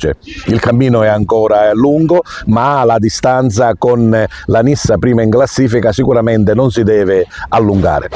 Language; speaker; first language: Italian; native; Italian